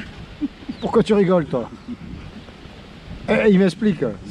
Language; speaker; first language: French; native; French